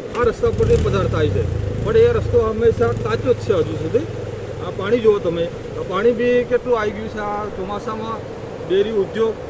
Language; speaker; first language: Gujarati; native; Gujarati